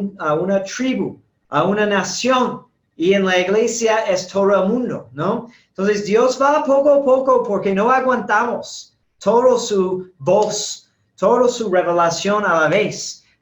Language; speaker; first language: Spanish; non-native, fluent; English